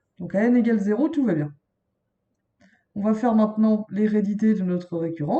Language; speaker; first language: French; native; French